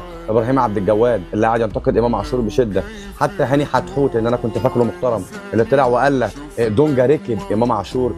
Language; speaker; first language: Arabic; native; Arabic